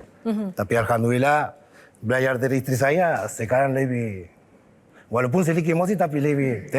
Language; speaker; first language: Indonesian; non-native, fluent; Spanish